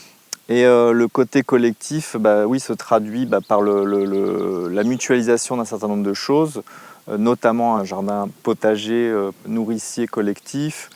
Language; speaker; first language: French; native; French